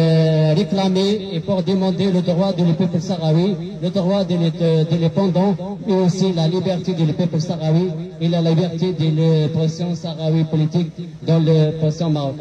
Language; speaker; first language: French; non-native, learner; Arabic